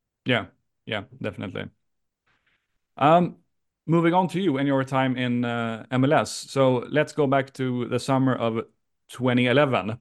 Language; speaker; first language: English; non-native, fluent; Swedish